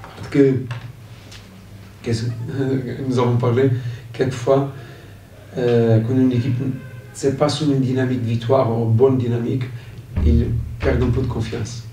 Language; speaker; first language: French; non-native, fluent; Portuguese